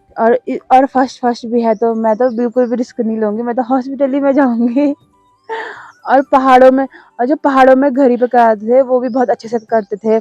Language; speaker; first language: Hindi; native; Hindi